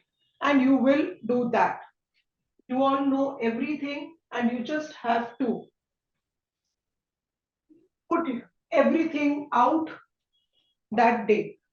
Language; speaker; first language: English; non-native, local second language; Hindi